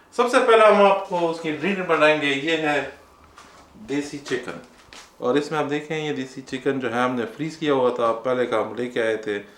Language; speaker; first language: Urdu; non-native, local second language; Pashto